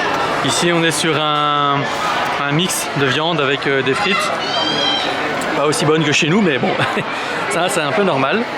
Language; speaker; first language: French; native; French